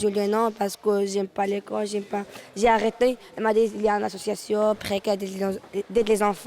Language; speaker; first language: French; non-native, learner; Arabic